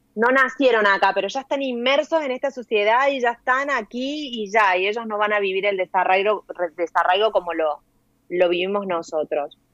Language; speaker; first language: Spanish; native; Spanish